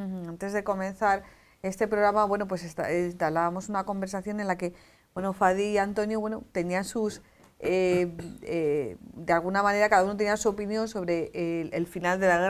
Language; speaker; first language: Spanish; native; Spanish